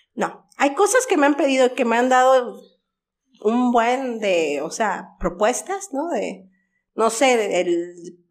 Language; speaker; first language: Spanish; native; Spanish